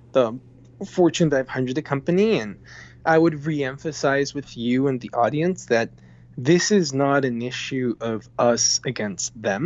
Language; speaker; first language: English; non-native, fluent; Spanish